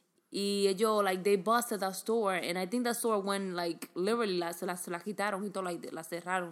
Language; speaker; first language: English; early bilingual, other home language; Spanish